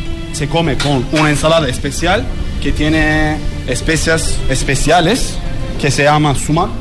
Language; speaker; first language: Spanish; non-native, learner; Turkish